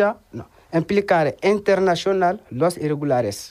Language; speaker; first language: Spanish; non-native, learner; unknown